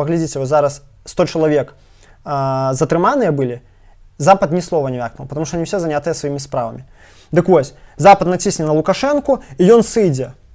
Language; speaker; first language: Belarusian; non-native, local second language; Russian